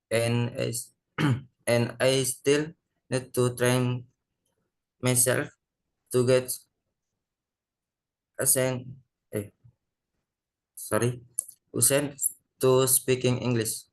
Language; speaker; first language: English; non-native, learner; Indonesian